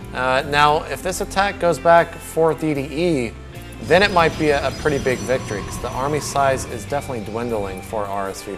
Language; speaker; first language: English; native; English